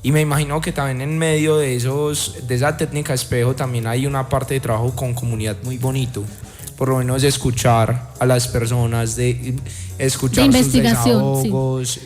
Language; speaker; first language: Spanish; native; Spanish